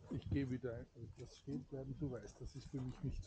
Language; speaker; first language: German; native; German